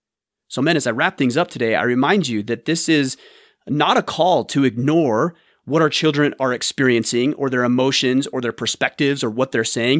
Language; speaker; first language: English; native; English